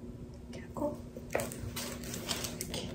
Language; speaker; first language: Korean; non-native, fluent; Japanese